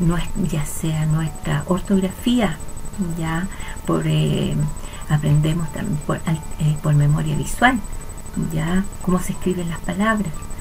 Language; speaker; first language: Spanish; native; Spanish